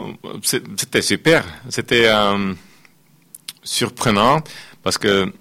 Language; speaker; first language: French; non-native, fluent; Finnish